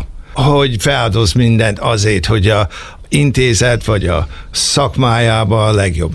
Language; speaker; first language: Hungarian; early bilingual, heritage; Hungarian